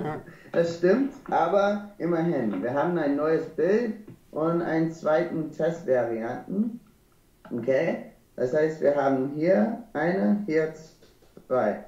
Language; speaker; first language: German; non-native, learner; English